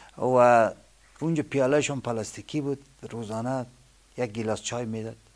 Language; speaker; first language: Persian; native; Persian